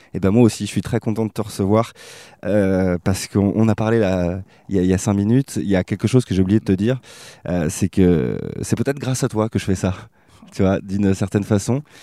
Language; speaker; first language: French; native; French